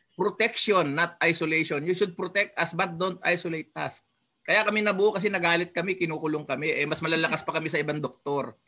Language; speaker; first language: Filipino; non-native, local second language; Iloko